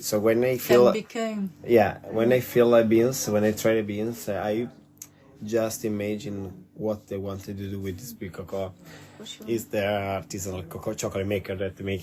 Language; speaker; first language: English; non-native, learner; Italian